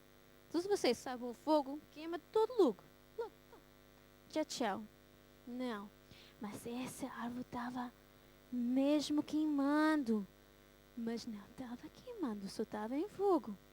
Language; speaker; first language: Portuguese; early bilingual, heritage; Portuguese